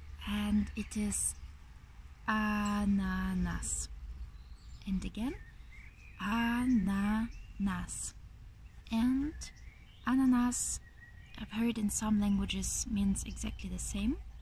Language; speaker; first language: English; non-native, fluent; Ukrainian